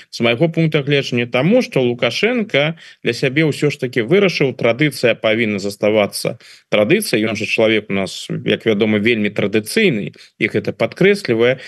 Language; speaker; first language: Belarusian; non-native, local second language; Russian